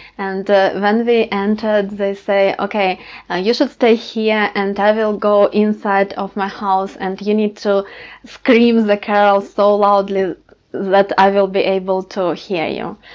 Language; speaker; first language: English; non-native, fluent; Ukrainian